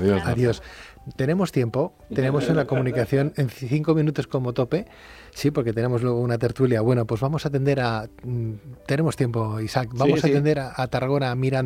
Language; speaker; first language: Spanish; native; Spanish